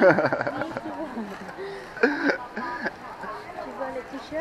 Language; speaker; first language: French; non-native, learner; Vietnamese